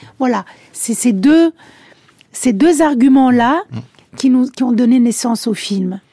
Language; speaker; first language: French; early bilingual, other home language; Italian